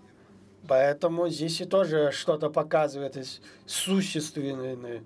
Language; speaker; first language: Russian; non-native, fluent; Chinese